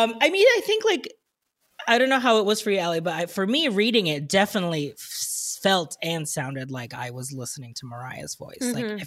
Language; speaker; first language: English; non-native, local second language; Filipino